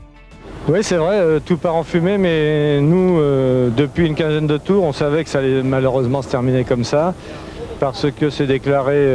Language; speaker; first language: French; native; French